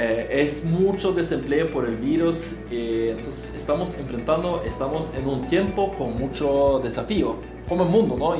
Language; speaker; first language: Spanish; non-native, fluent; Norwegian